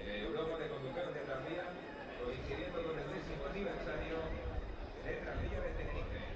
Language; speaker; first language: Spanish; native; Spanish